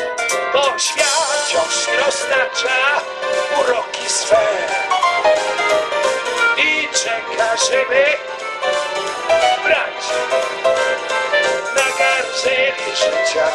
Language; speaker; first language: Polish; native; Polish